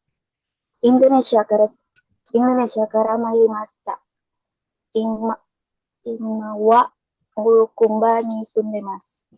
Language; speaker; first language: Japanese; non-native, learner; Indonesian